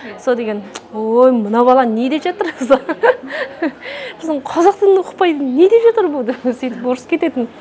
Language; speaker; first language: Kazakh; non-native, local second language; Uyghur